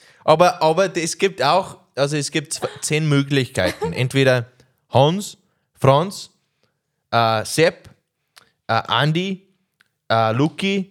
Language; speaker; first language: German; non-native, learner; English